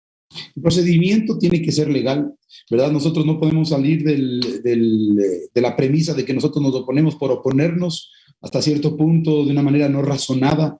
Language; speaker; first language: Spanish; native; Spanish